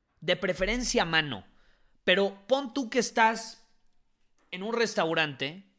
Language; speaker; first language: Spanish; native; Spanish